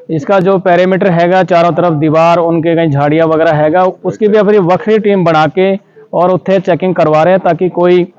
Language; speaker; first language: Hindi; non-native, local second language; Punjabi